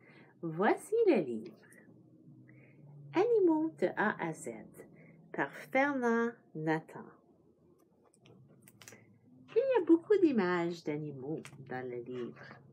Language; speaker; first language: French; non-native, fluent; English